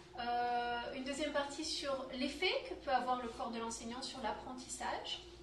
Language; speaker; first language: French; native; French